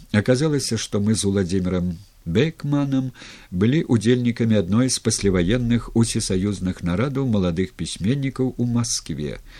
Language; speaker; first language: Belarusian; native; Belarusian